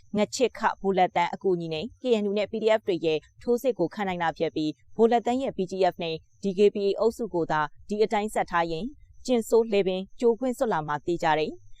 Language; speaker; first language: Burmese; native; Burmese